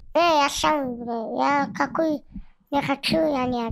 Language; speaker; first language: Russian; non-native, local second language; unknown